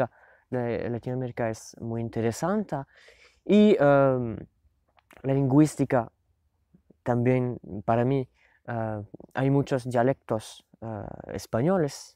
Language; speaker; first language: Spanish; non-native, learner; French